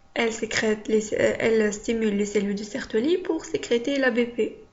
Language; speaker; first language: French; non-native, local second language; Arabic